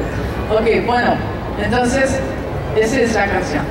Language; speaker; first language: Spanish; non-native, learner; French